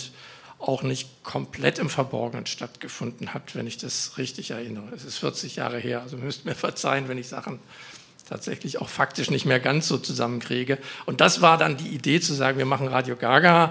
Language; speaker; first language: German; native; German